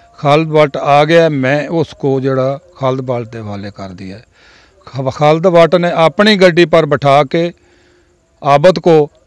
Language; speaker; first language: Punjabi; native; Punjabi